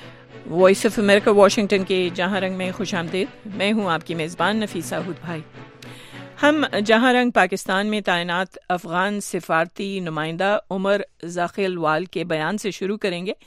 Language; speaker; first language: Urdu; native; Urdu